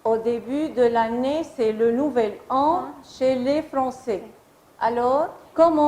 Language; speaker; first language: French; non-native, fluent; Arabic